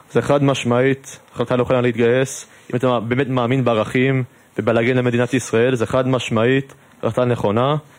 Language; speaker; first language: Hebrew; early bilingual, heritage; English